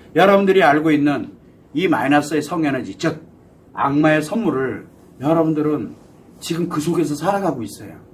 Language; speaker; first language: Korean; native; Korean